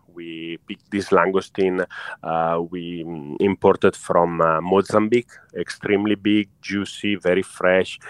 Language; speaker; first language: English; non-native, fluent; Italian